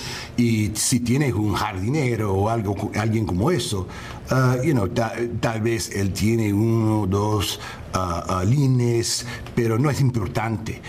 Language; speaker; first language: Spanish; non-native, learner; English